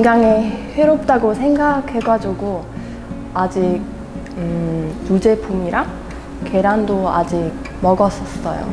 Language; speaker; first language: Korean; non-native, fluent; German